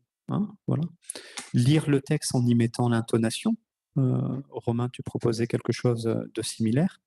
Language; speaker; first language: French; native; French